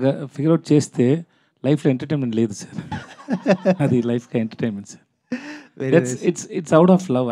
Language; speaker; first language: Telugu; non-native, learner; Tamil